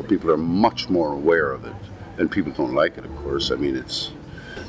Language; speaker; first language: English; native; English